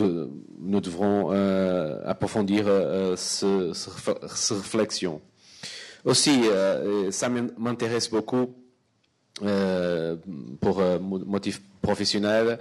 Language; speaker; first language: French; non-native, fluent; Portuguese